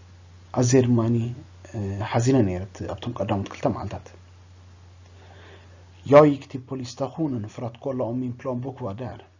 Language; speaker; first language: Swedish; non-native, fluent; Tigrinya